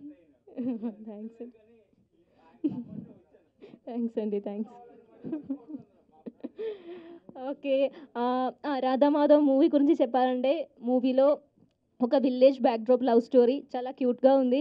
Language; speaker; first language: Telugu; non-native, learner; Malayalam